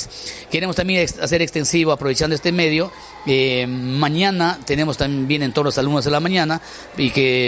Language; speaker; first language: Spanish; native; Spanish